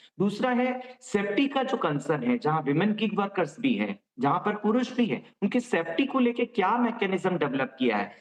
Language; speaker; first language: Hindi; native; Hindi